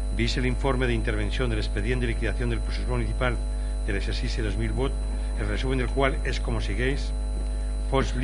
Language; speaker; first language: Spanish; non-native, local second language; Catalan